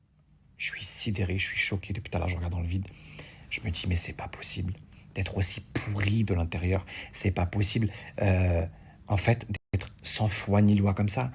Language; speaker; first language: French; native; French